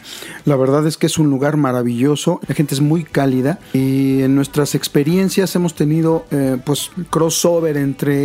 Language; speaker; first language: Spanish; native; Spanish